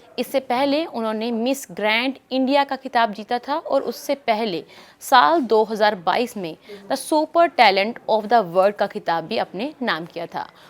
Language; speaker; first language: Hindi; native; Hindi